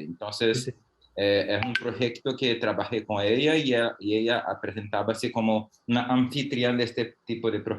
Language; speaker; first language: Spanish; non-native, learner; Portuguese